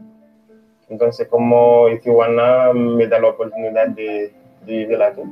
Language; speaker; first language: Spanish; non-native, local second language; Haitian Creole